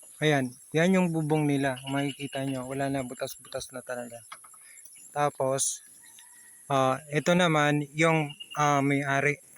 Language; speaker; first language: Filipino; native; Filipino